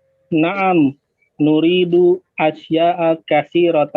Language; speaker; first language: Arabic; non-native, learner; Indonesian